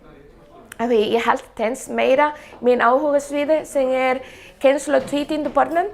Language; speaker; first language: Icelandic; non-native, fluent; Spanish